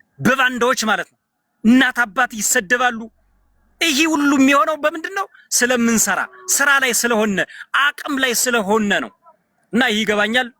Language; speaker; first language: Amharic; native; Amharic